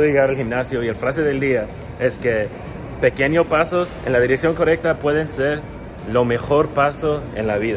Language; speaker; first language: Spanish; early bilingual, heritage; Spanish